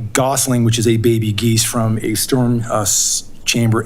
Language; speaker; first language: English; native; English